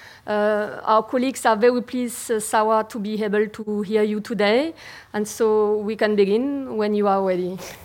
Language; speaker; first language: English; non-native, fluent; French